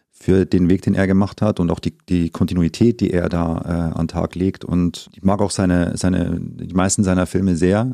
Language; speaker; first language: German; native; German